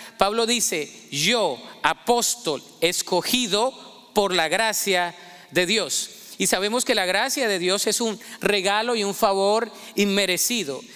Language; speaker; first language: Spanish; native; Spanish